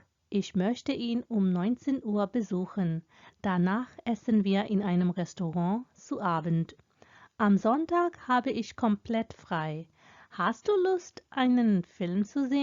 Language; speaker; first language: German; non-native, fluent; Hindi